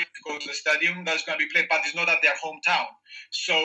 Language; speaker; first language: English; non-native, fluent; Greek